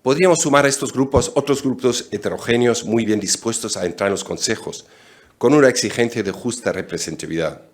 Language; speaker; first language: Spanish; non-native, fluent; German